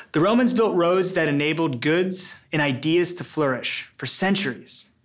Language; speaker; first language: English; native; English